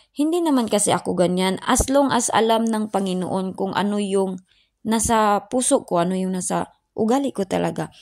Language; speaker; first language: Filipino; non-native, local second language; Cebuano